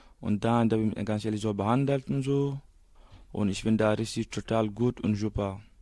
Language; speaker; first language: German; non-native, learner; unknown